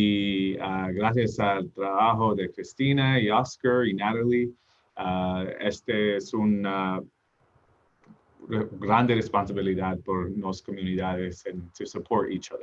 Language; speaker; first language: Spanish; non-native, learner; English